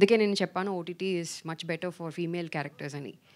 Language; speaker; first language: Telugu; non-native, fluent; Tamil